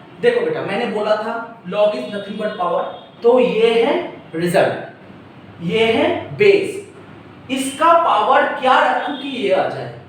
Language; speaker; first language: Hindi; non-native, local second language; Bangla